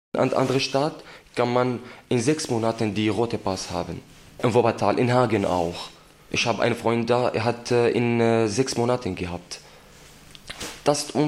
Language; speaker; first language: German; non-native, learner; Arabic